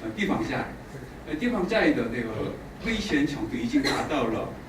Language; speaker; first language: Chinese; non-native, fluent; Korean